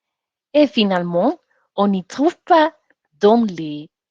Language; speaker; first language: French; non-native, learner; Spanish